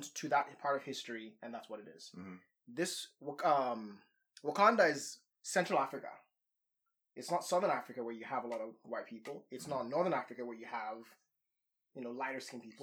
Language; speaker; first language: English; non-native, local second language; Yoruba